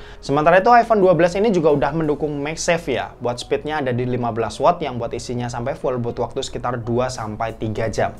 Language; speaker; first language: Indonesian; native; Indonesian